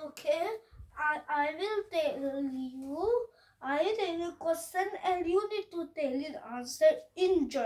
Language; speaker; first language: English; non-native, learner; Hindi